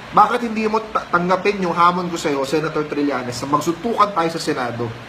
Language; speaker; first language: Filipino; native; Filipino